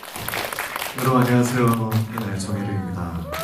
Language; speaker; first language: Korean; native; Korean